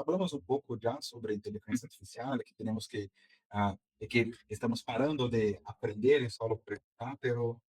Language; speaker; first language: Spanish; non-native, fluent; Portuguese